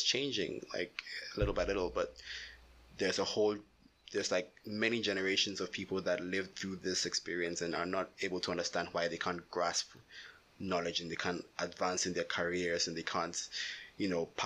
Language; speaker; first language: English; non-native, local second language; Akan